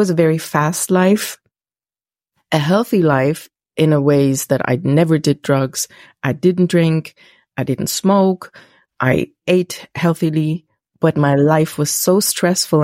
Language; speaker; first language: English; non-native, fluent; German